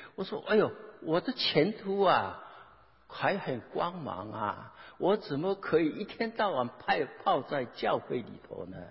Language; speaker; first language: Chinese; non-native, local second language; Hakka Chinese